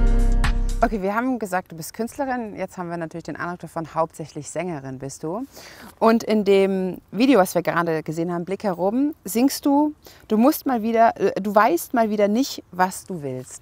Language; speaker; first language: German; native; German